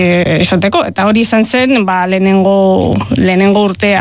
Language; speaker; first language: Basque; non-native, local second language; Spanish